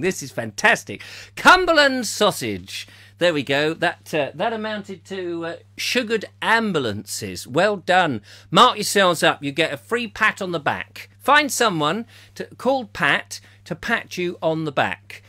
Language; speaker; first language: English; native; English